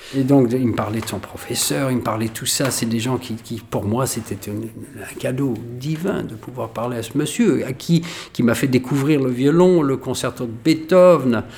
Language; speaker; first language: French; native; French